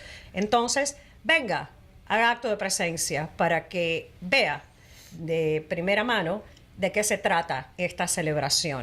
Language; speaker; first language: Spanish; native; Spanish